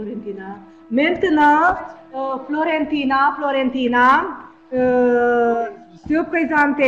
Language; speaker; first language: French; non-native, fluent; Romanian